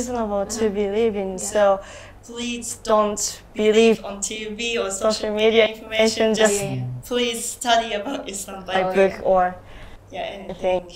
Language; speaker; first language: English; non-native, learner; Japanese